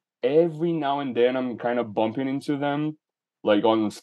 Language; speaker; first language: English; non-native, fluent; Portuguese